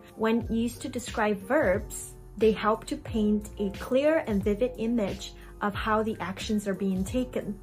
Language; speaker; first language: English; non-native, fluent; Chinese